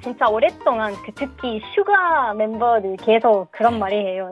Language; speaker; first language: Korean; non-native, learner; Swedish